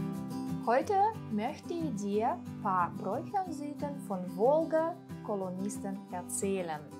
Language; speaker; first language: German; non-native, fluent; Russian